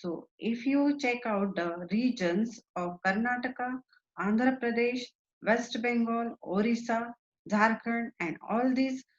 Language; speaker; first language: English; non-native, local second language; Marathi